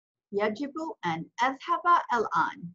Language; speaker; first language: Arabic; non-native, fluent; English